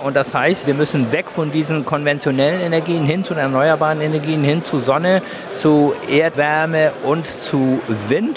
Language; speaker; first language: German; native; German